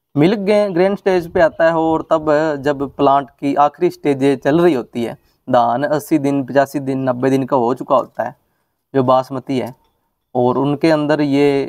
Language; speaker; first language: Hindi; non-native, local second language; Punjabi